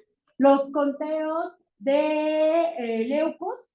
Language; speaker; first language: Spanish; native; Spanish